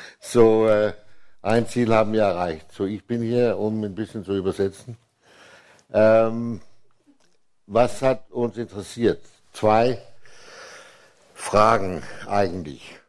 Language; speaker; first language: German; non-native, fluent; Danish